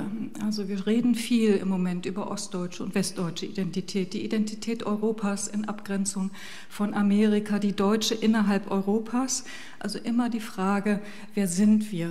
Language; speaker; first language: German; native; German